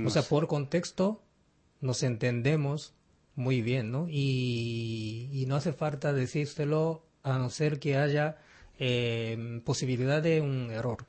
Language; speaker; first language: Spanish; non-native, fluent; Japanese